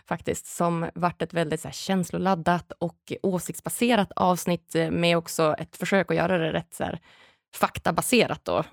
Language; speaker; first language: Swedish; native; Swedish